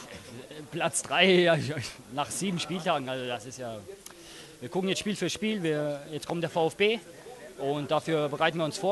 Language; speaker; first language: German; native; German